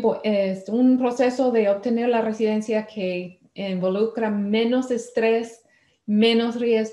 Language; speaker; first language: Spanish; non-native, fluent; English